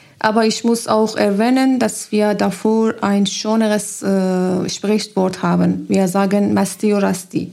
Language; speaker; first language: German; non-native, learner; Persian